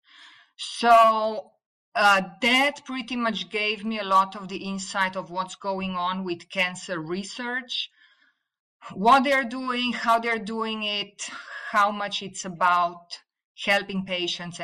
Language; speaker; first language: English; non-native, fluent; Slovenian